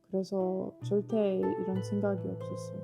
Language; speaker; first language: Korean; non-native, fluent; Ukrainian